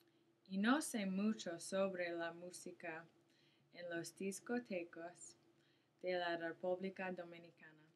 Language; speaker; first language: Spanish; non-native, learner; English